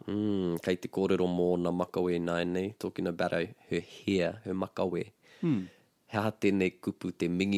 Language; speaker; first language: Māori; non-native, fluent; English